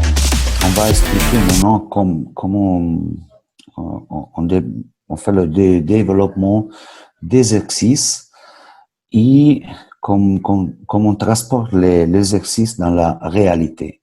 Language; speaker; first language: French; non-native, fluent; Italian